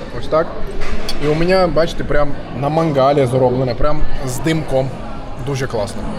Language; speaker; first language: Ukrainian; non-native, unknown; Turkish